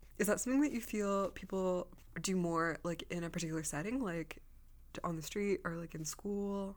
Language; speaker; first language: English; native; English